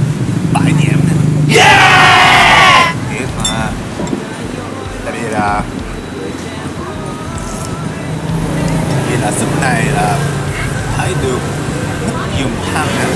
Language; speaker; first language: Vietnamese; non-native, learner; Japanese